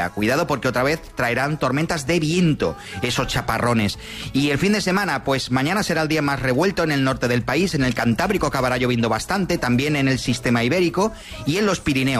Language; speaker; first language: Spanish; native; Spanish